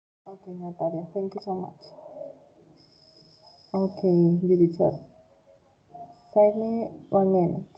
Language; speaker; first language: English; non-native, fluent; Spanish